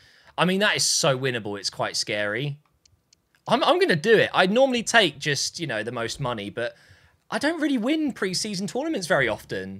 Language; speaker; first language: English; native; English